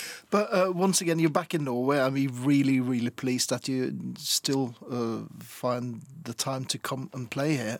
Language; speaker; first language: English; non-native, fluent; Norwegian